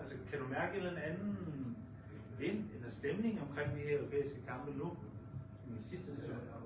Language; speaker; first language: Danish; native; Danish